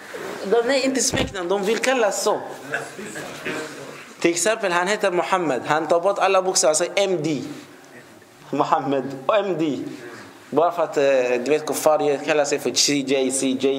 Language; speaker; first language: Swedish; non-native, fluent; Arabic